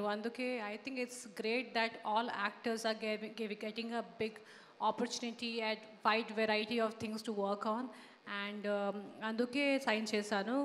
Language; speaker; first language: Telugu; non-native, learner; Hindi